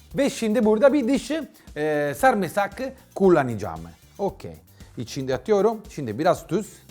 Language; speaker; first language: Turkish; non-native, learner; Italian